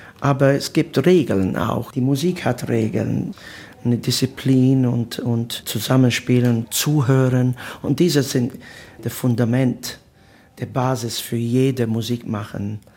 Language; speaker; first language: German; non-native, learner; Italian